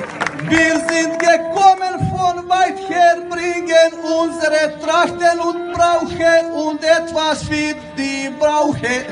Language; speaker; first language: German; non-native, learner; Croatian